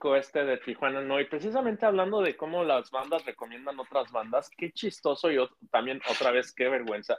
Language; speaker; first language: Spanish; native; Spanish